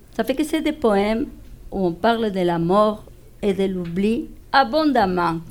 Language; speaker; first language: French; non-native, fluent; Spanish